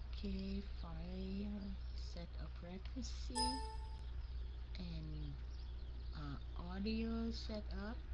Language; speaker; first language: English; non-native, fluent; Vietnamese